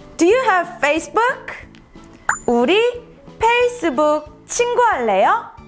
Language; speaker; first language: Korean; native; Korean